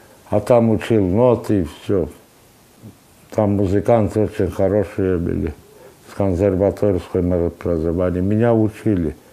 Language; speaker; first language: Russian; non-native, local second language; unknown